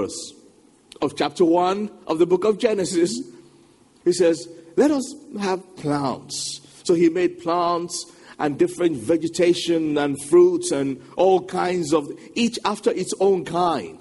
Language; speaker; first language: English; non-native, local second language; Yoruba